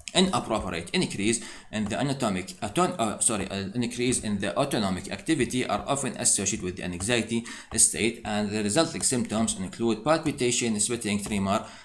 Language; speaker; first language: English; non-native, fluent; Arabic